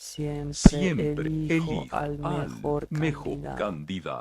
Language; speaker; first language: Spanish; non-native, learner; English